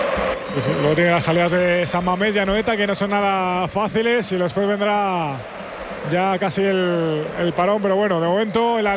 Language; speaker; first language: Spanish; native; Spanish